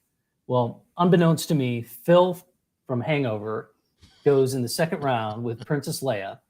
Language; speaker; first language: English; native; English